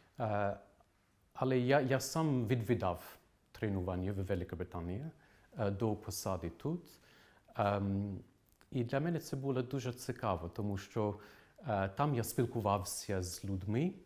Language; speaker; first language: Ukrainian; non-native, fluent; English